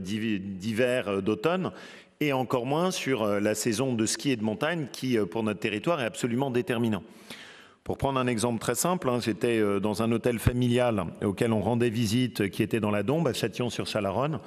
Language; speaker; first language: French; native; French